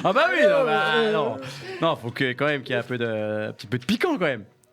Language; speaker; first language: French; native; French